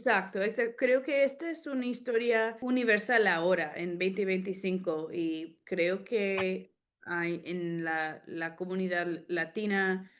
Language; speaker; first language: Spanish; early bilingual, heritage; English